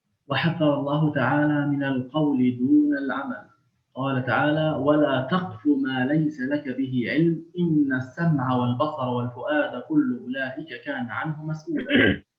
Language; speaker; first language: Arabic; native; Arabic